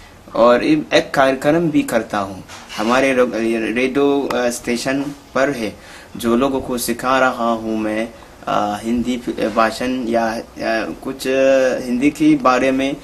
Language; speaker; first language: Hindi; non-native, fluent; Hausa